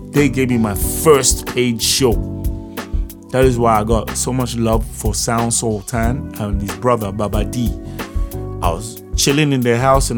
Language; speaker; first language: English; non-native, local second language; Yoruba